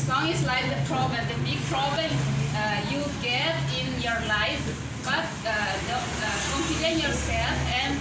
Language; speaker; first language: English; non-native, learner; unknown